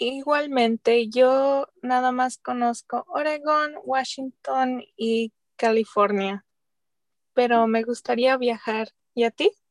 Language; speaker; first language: Spanish; early bilingual, heritage; Spanish